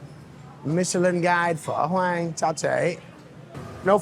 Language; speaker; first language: Vietnamese; non-native, fluent; English